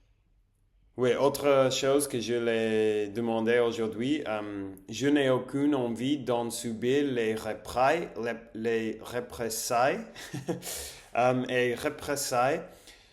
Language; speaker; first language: French; non-native, learner; English